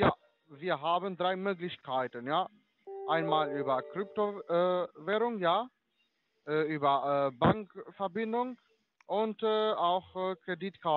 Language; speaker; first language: German; non-native, learner; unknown